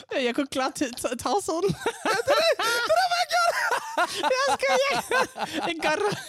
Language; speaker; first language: Danish; early bilingual, other home language; Somali